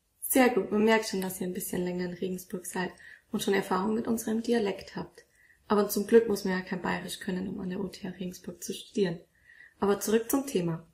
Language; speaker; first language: German; native; German